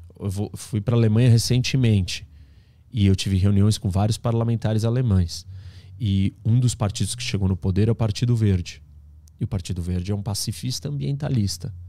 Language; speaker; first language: Portuguese; native; Portuguese